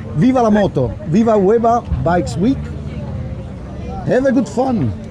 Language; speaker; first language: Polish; non-native, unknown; Italian